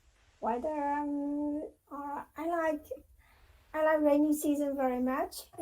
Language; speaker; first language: English; non-native, fluent; Burmese